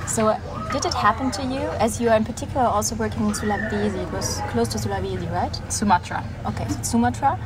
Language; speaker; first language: English; non-native, fluent; German